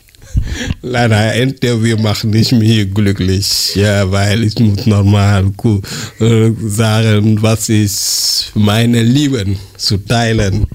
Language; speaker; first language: German; non-native, learner; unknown